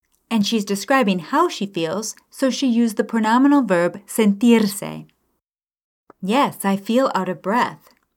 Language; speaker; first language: English; native; English